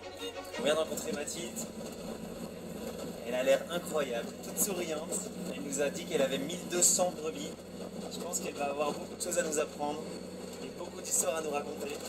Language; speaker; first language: French; native; French